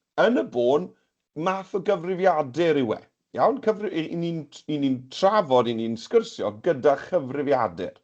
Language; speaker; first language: Welsh; native; Welsh